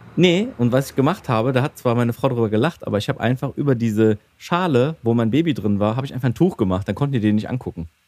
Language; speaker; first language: German; early bilingual, other home language; Greek